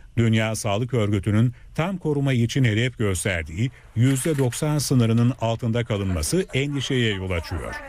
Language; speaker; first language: Turkish; native; Turkish